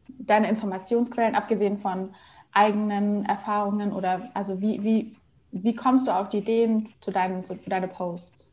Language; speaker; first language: German; native; German